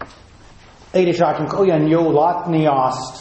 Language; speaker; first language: Hungarian; non-native, fluent; English